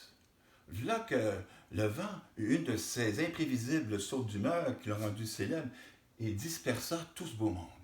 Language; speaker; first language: French; native; French